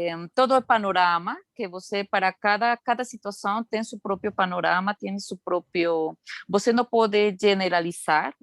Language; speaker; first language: Portuguese; non-native, learner; Spanish